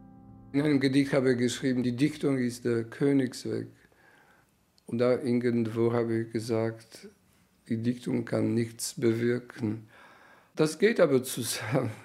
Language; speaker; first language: German; non-native, fluent; Polish